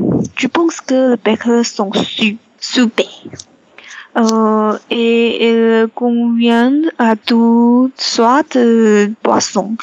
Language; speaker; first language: French; non-native, learner; Chinese